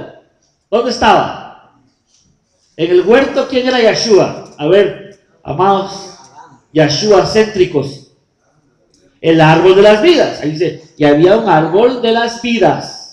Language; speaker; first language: Spanish; native; Spanish